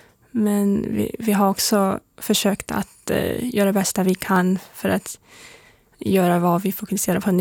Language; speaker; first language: Swedish; non-native, fluent; Chinese